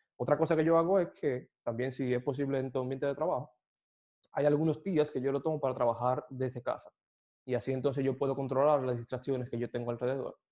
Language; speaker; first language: Spanish; native; Spanish